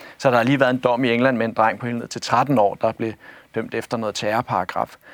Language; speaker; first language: Danish; native; Danish